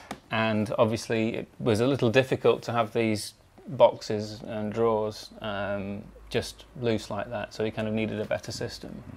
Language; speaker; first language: English; native; English